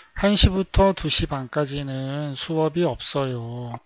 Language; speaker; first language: Korean; native; Korean